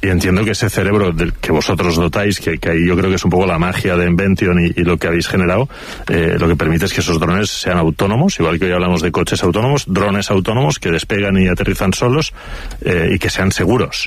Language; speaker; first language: Spanish; native; Spanish